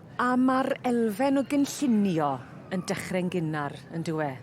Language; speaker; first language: Welsh; native; Welsh